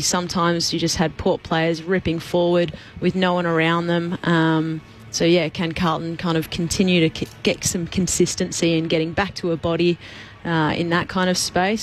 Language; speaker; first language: English; native; English